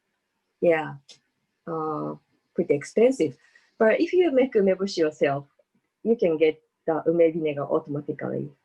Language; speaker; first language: English; non-native, fluent; Japanese